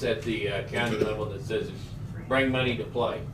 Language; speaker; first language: English; native; English